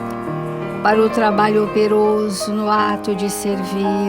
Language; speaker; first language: Portuguese; native; Portuguese